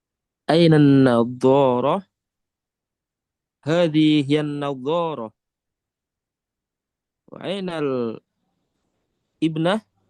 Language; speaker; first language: Arabic; non-native, learner; Indonesian